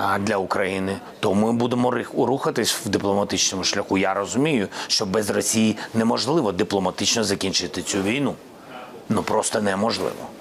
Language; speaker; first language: Ukrainian; non-native, local second language; Russian